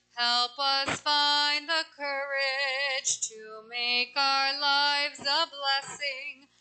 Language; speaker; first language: English; native; English